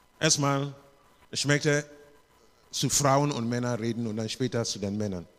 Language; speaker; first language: German; non-native, learner; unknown